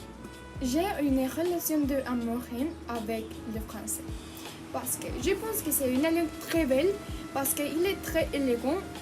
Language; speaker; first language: French; non-native, learner; Spanish